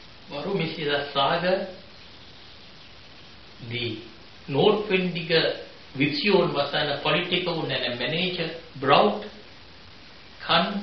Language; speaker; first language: German; non-native, fluent; Sinhala